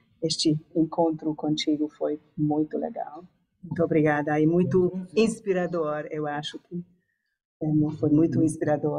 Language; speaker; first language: Portuguese; non-native, fluent; Hungarian